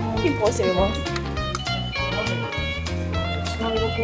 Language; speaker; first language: Japanese; native; Japanese